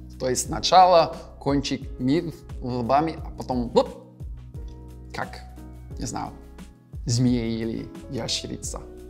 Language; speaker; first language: Russian; non-native, fluent; English